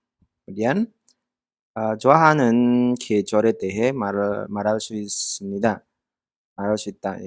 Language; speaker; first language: Korean; non-native, fluent; Indonesian